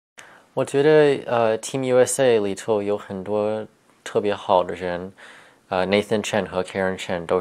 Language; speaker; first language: Chinese; early bilingual, heritage; Chinese